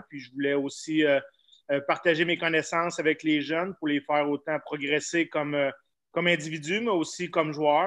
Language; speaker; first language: French; native; French